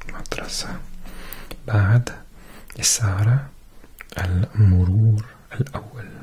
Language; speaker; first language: Arabic; non-native, learner; English